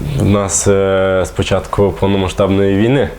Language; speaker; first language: Ukrainian; native; Ukrainian